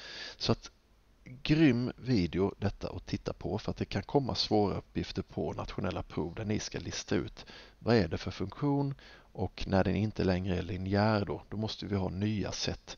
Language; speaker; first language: Swedish; native; Swedish